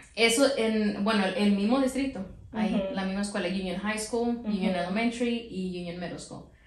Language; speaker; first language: Spanish; early bilingual, heritage; Spanish